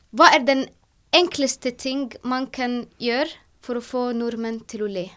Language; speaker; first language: Norwegian; non-native, fluent; Arabic